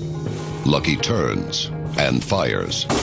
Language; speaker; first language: English; native; English